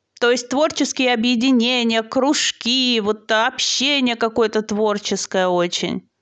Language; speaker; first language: Russian; native; Russian